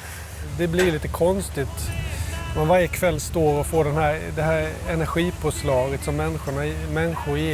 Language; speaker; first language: Swedish; native; Swedish